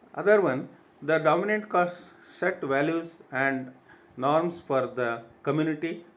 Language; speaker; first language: English; non-native, local second language; Kannada